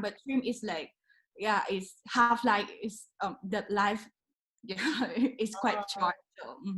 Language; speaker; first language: English; non-native, learner; Thai